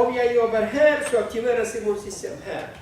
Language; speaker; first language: Swedish; non-native, fluent; Russian